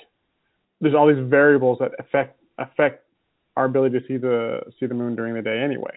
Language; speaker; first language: English; native; English